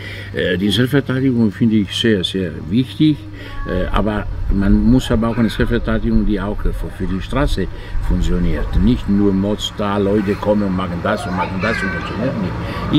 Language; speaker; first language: German; non-native, fluent; Italian